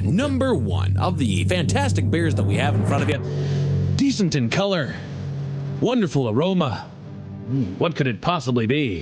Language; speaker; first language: English; native; English